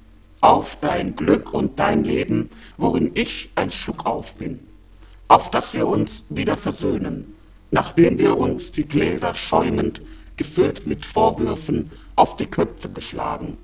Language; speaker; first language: German; native; German